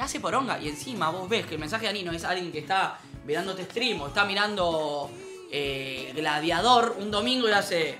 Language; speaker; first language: Spanish; native; Spanish